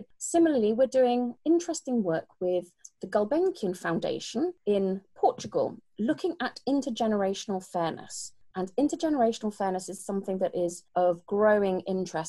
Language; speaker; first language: English; native; English